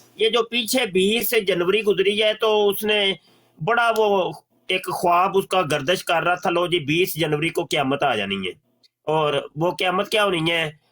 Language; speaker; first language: Urdu; non-native, local second language; Punjabi